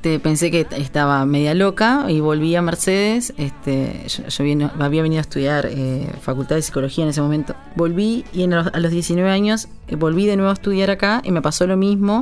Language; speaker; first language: Spanish; native; Spanish